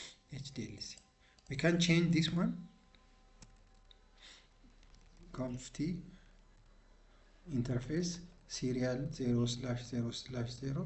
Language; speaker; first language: English; non-native, local second language; Amharic